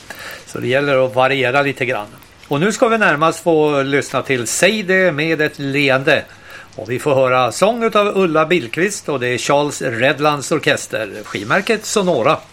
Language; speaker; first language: Swedish; native; Swedish